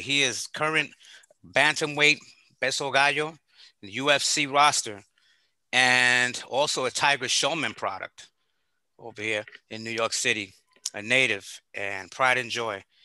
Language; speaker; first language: English; early bilingual, other home language; Spanish